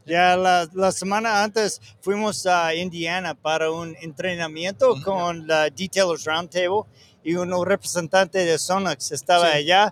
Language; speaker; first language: Spanish; non-native, learner; English